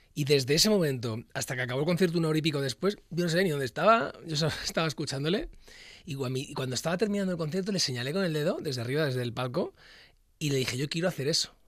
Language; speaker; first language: Spanish; native; Spanish